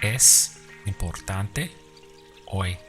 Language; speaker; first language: Spanish; non-native, fluent; English